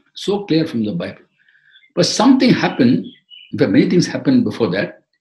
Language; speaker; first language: English; non-native, local second language; Tamil